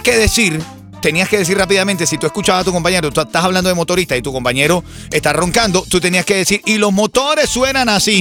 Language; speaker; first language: Spanish; native; Spanish